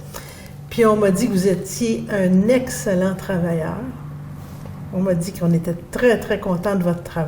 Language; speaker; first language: French; native; French